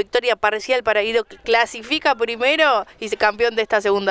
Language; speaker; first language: Spanish; native; Spanish